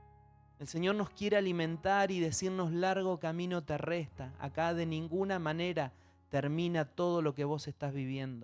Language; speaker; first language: Spanish; native; Spanish